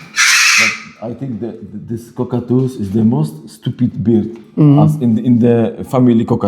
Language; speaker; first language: English; non-native, learner; Polish